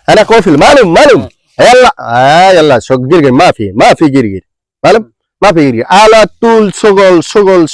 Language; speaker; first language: Arabic; non-native, learner; Bangla